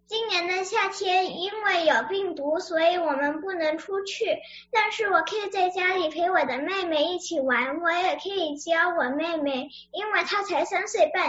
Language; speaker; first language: Chinese; early bilingual, heritage; Chinese